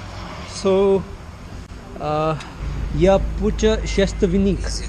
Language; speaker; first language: Russian; non-native, learner; Hindi